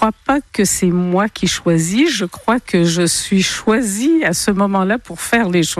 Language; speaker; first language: French; native; French